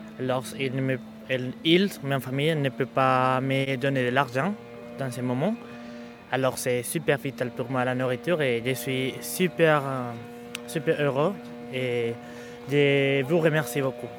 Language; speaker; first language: French; non-native, learner; Spanish